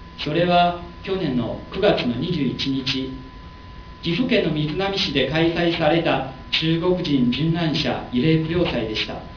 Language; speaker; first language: Japanese; non-native, learner; Chinese